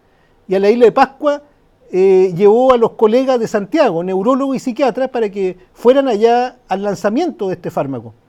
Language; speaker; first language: Spanish; native; Spanish